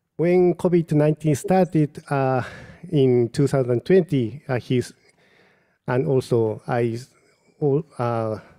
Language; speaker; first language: English; non-native, fluent; Japanese